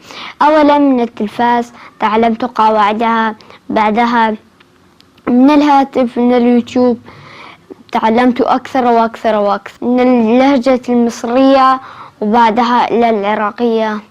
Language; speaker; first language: Arabic; non-native, local second language; Central Kurdish